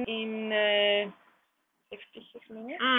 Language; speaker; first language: Greek; non-native, learner; German